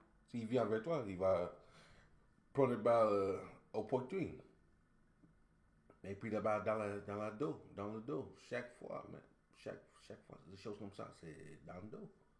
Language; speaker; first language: French; non-native, learner; English